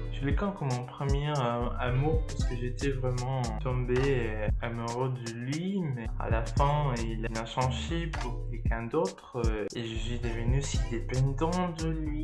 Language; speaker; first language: French; non-native, learner; Spanish